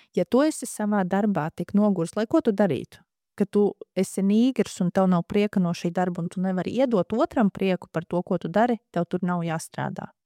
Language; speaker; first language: Latvian; native; Latvian